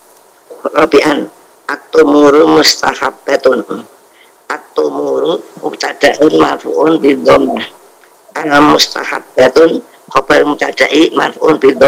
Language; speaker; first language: Arabic; non-native, learner; Indonesian